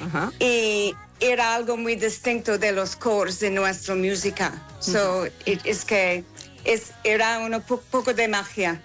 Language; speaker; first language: Spanish; non-native, fluent; English